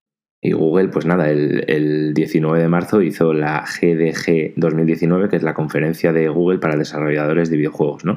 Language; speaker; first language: Spanish; native; Spanish